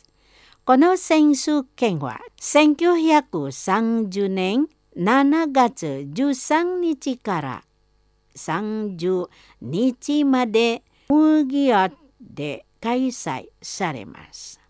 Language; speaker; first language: Japanese; non-native, fluent; Indonesian